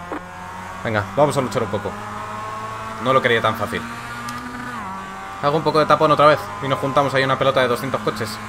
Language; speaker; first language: Spanish; native; Spanish